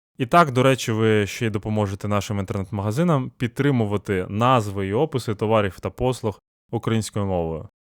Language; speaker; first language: Ukrainian; non-native, local second language; Russian